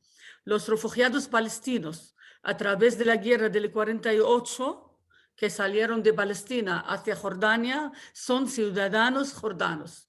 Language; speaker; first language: Spanish; non-native, fluent; Arabic